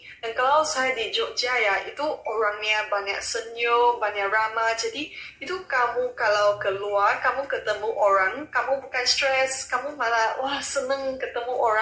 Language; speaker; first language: Indonesian; non-native, local second language; Malay